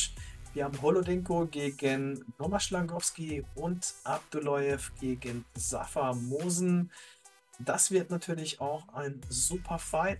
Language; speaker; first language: German; native; German